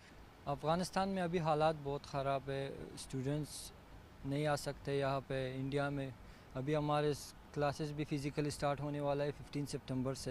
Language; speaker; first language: Hindi; non-native, fluent; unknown